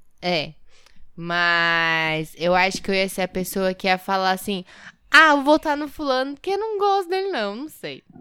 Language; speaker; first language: Portuguese; native; Portuguese